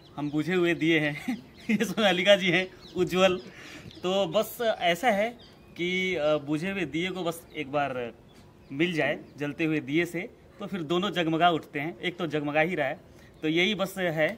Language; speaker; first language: Hindi; non-native, local second language; Bhojpuri